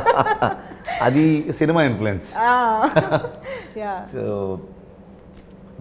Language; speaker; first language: Telugu; non-native, learner; Kannada